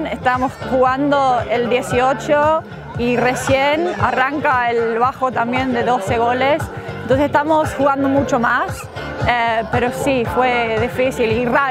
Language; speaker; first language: Spanish; non-native, fluent; English